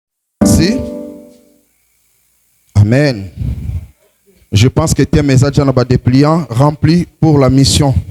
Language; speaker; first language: French; non-native, local second language; Lingala